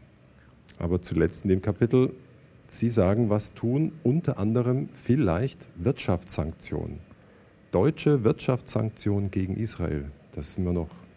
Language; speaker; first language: German; native; German